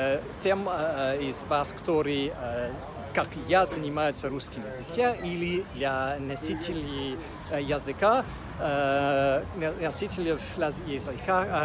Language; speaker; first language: Russian; non-native, fluent; English